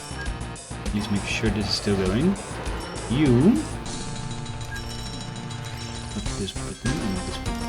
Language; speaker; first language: English; non-native, fluent; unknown